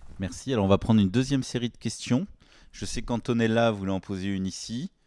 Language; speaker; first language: French; native; French